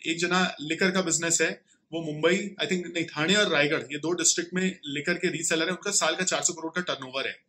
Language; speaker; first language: Hindi; native; Hindi